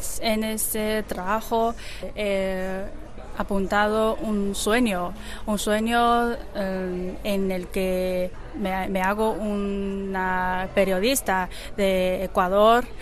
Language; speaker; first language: Spanish; non-native, learner; Chinese